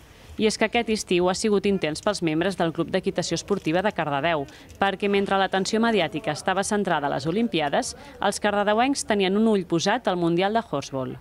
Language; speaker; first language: Catalan; native; Catalan